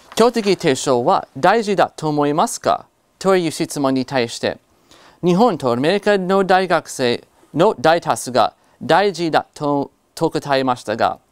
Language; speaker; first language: Japanese; non-native, fluent; English